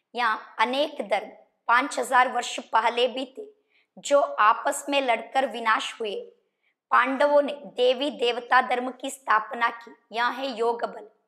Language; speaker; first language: Hindi; non-native, local second language; Kannada